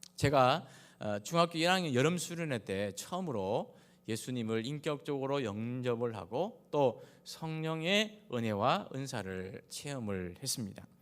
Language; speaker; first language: Korean; native; Korean